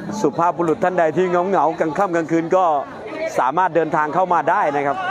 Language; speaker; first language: Thai; native; Thai